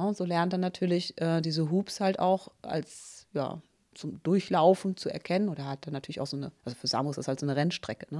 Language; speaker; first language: German; native; German